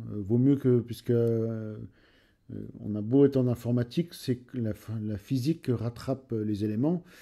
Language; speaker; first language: French; native; French